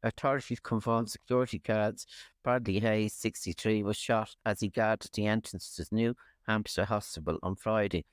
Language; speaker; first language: English; native; English